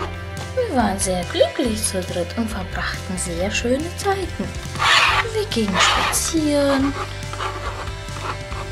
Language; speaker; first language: German; early bilingual, other home language; Russian